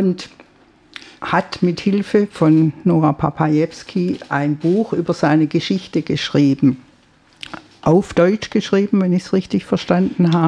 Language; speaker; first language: German; native; German